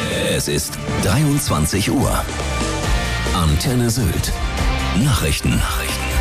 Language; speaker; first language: German; native; German